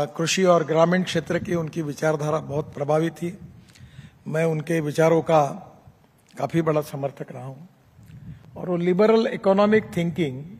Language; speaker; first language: Hindi; non-native, local second language; Marathi